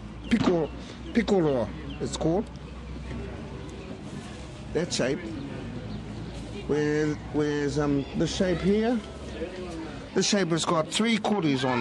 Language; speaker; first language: English; native; English